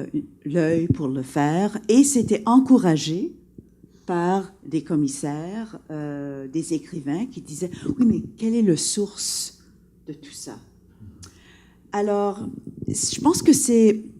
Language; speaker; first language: French; non-native, local second language; English